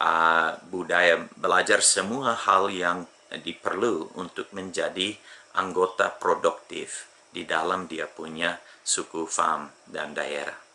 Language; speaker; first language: Indonesian; non-native, fluent; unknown